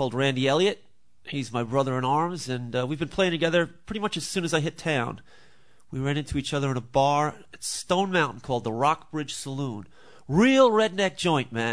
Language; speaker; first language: English; native; English